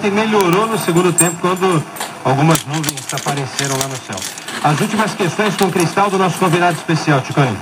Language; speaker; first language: Portuguese; native; Portuguese